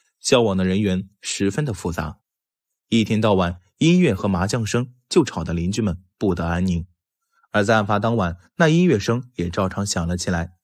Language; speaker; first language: Chinese; native; Chinese